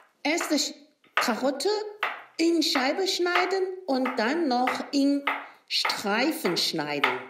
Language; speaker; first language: German; non-native, learner; Chinese